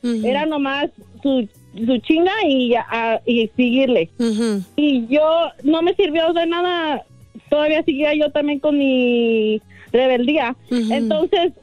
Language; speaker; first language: Spanish; early bilingual, heritage; Spanish